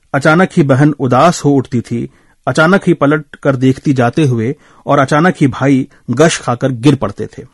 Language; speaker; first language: Hindi; native; Hindi